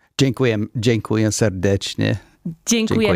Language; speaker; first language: Polish; non-native, learner; English